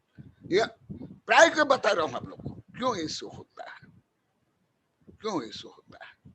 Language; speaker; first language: Hindi; native; Hindi